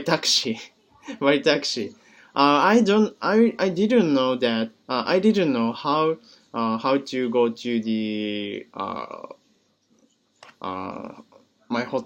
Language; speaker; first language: English; non-native, learner; Japanese